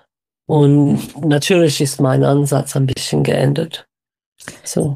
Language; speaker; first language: German; non-native, fluent; English